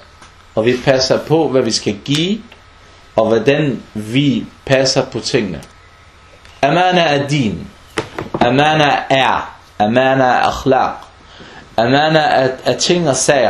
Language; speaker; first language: Danish; early bilingual, other home language; Arabic